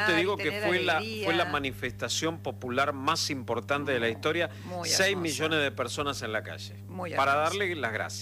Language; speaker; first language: Spanish; native; Spanish